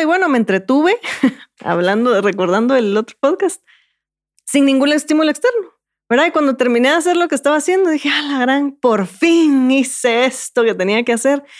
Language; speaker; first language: Spanish; native; Spanish